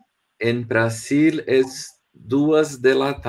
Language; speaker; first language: Spanish; non-native, learner; Portuguese